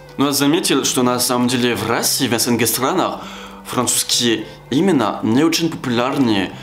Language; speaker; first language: Russian; non-native, fluent; French